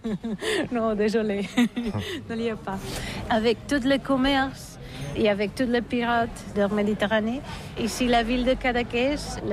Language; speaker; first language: French; non-native, learner; Catalan